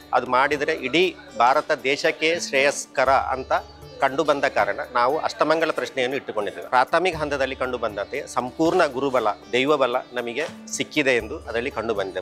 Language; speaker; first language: Kannada; native; Kannada